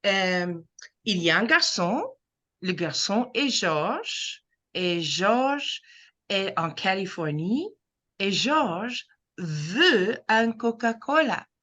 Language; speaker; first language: French; non-native, local second language; English